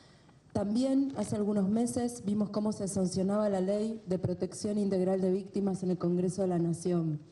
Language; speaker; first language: Spanish; native; Spanish